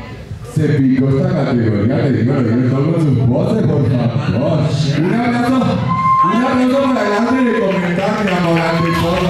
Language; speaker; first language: Spanish; native; Spanish